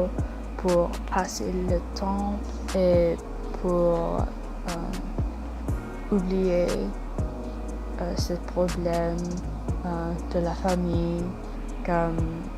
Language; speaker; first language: French; non-native, learner; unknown